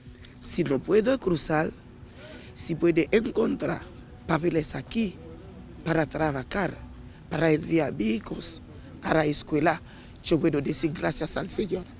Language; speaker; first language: Spanish; non-native, learner; Haitian Creole